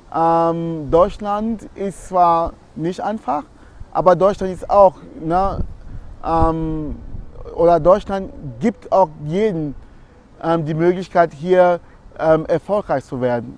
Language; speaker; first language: German; non-native, fluent; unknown